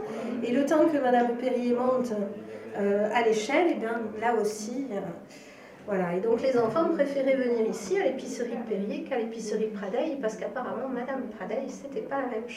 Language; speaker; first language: French; native; French